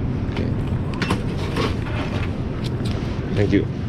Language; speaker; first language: English; non-native, local second language; Chinese